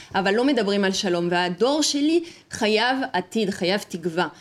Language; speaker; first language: Hebrew; non-native, fluent; French